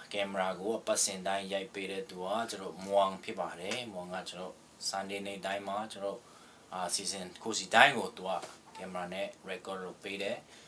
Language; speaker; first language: Burmese; non-native, local second language; Tedim Chin